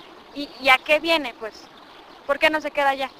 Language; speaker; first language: Spanish; native; Spanish